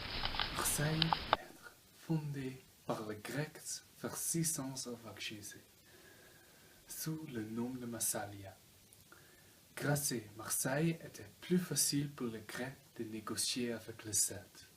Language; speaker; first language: French; non-native, learner; Dutch